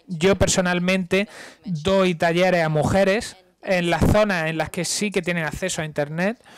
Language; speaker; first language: Spanish; non-native, fluent; Arabic